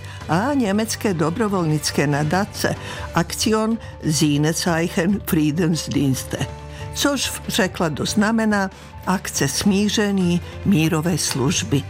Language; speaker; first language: Czech; non-native, fluent; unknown